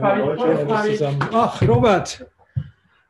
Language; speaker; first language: German; native; German